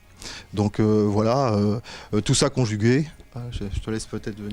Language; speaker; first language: French; native; French